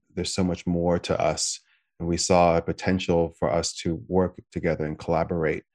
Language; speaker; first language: English; native; English